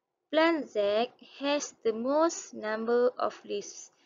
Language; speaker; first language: English; non-native, local second language; Malay